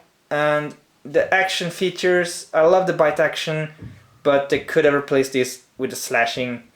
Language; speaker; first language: English; non-native, fluent; Swedish